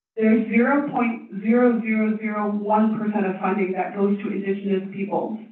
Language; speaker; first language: English; non-native, fluent; Chinese